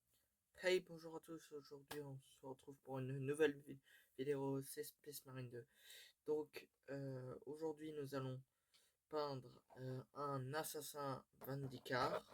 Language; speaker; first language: French; native; French